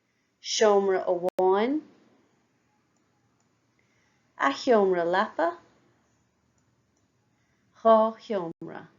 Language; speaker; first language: Irish; non-native, fluent; English